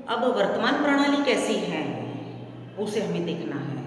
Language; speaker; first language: Hindi; non-native, local second language; Gujarati